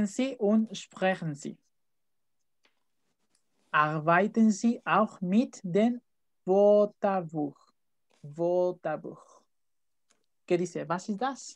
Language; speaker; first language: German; non-native, fluent; Spanish